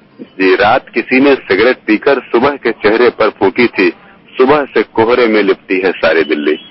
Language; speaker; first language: Hindi; native; Hindi